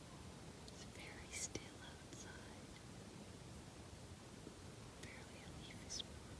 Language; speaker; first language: English; native; English